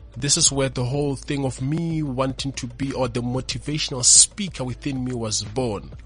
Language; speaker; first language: English; non-native, local second language; Northern Sotho